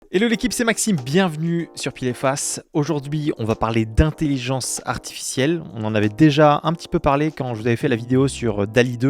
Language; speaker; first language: French; native; French